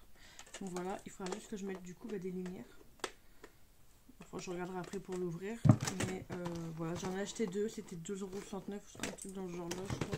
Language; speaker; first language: French; native; French